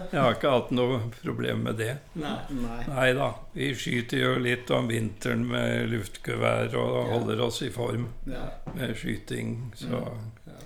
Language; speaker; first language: Norwegian; native; Norwegian